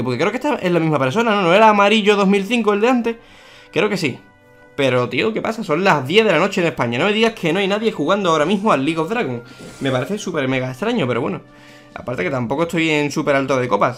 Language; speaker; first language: Spanish; native; Spanish